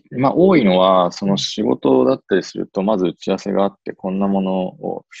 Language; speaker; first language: Japanese; native; Japanese